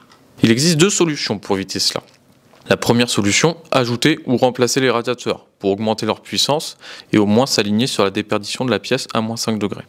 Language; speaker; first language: French; native; French